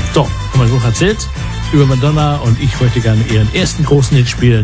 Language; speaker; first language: German; native; German